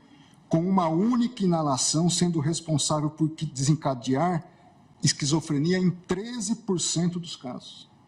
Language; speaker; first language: Portuguese; native; Portuguese